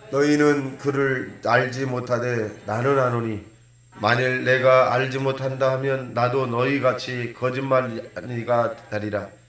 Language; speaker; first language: Korean; native; Korean